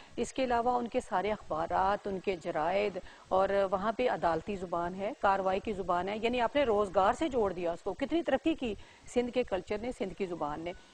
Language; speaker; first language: Urdu; non-native, local second language; Punjabi